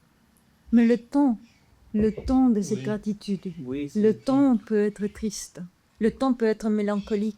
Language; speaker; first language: French; non-native, fluent; Spanish